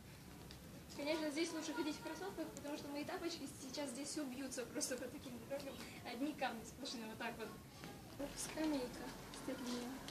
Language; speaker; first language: Russian; native; Russian